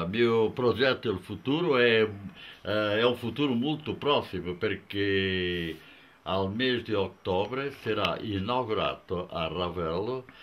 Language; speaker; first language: Italian; non-native, fluent; Portuguese